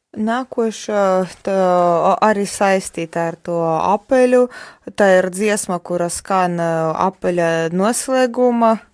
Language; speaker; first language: Latvian; non-native, fluent; Polish